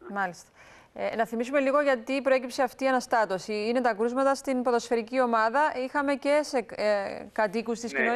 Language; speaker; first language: Greek; native; Greek